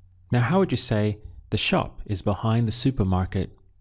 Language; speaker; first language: English; native; English